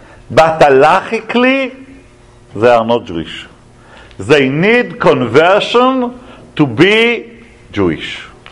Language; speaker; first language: English; non-native, fluent; Hebrew